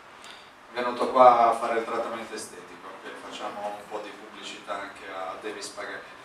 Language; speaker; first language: Italian; native; Italian